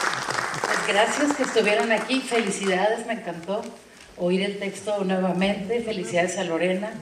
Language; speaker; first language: Spanish; native; Spanish